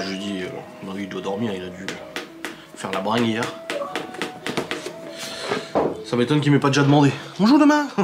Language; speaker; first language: French; native; French